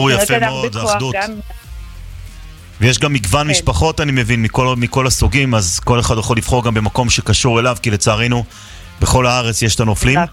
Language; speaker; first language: Hebrew; native; Hebrew